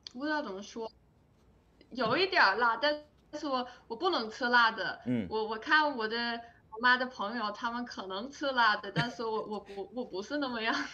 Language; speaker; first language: Chinese; early bilingual, heritage; English